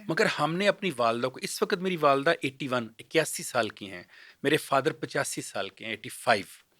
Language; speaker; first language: Urdu; native; Urdu